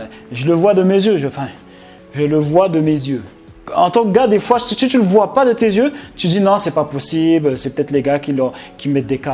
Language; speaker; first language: French; native; French